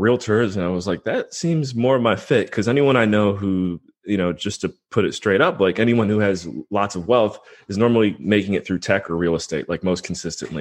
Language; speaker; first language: English; native; English